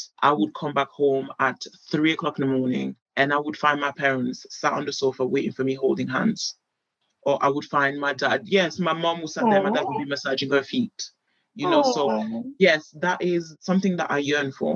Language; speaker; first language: English; native; English